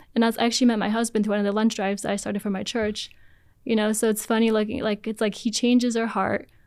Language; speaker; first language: English; early bilingual, other home language; Polish